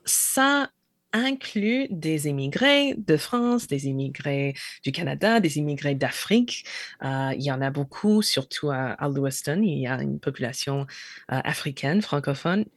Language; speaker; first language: French; non-native, fluent; English